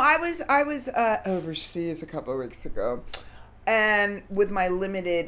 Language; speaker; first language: English; native; English